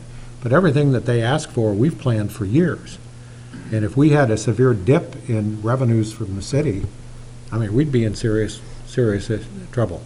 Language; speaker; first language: English; native; English